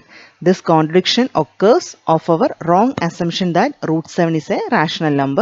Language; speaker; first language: English; non-native, local second language; Malayalam